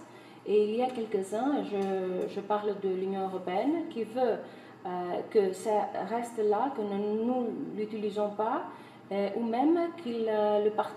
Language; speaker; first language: French; non-native, fluent; Greek